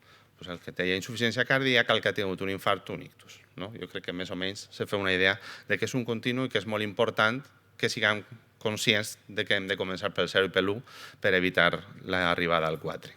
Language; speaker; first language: Catalan; native; Catalan